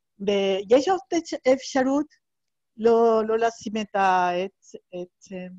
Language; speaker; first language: Hebrew; non-native, fluent; French